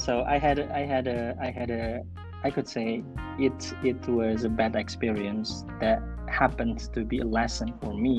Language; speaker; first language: English; non-native, fluent; Indonesian